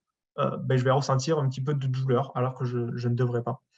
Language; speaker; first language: French; native; French